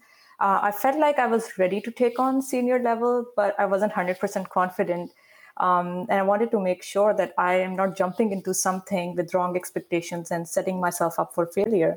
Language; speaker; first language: English; non-native, local second language; Urdu